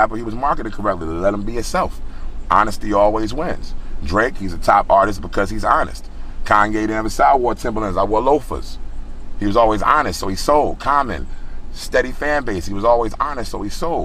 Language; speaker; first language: English; native; English